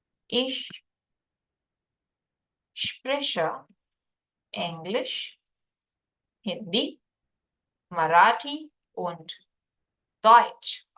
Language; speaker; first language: German; non-native, fluent; Hindi